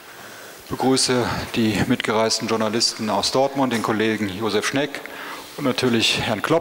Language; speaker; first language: German; native; German